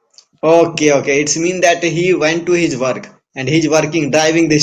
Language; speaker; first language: English; non-native, fluent; Hindi